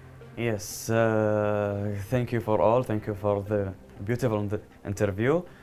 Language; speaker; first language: English; non-native, learner; Arabic